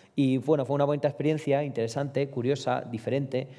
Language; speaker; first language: Spanish; early bilingual, other home language; Romanian